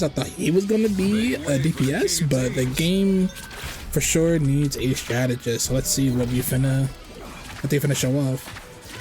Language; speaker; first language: English; native; English